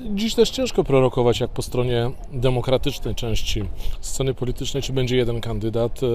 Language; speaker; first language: Polish; native; Polish